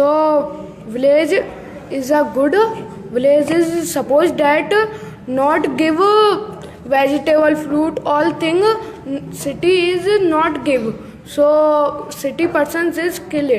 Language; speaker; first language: English; non-native, local second language; Hindi